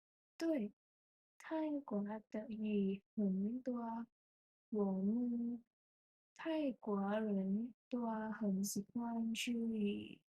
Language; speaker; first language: Chinese; non-native, learner; Thai